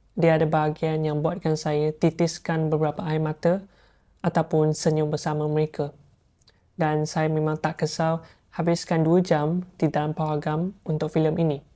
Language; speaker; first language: Malay; non-native, local second language; Chinese